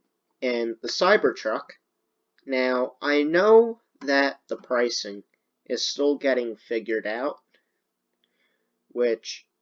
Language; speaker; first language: English; native; English